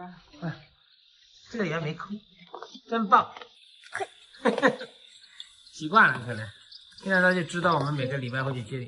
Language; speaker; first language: Chinese; native; Chinese